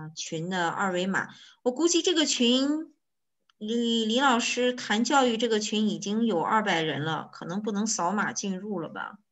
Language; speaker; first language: Chinese; native; Chinese